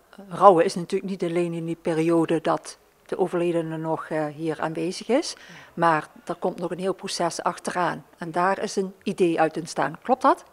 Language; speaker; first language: Dutch; native; Dutch